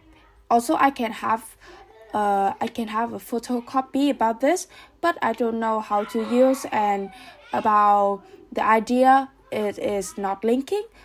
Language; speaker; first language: English; non-native, learner; Vietnamese